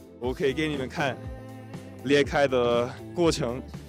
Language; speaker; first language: Chinese; non-native, fluent; English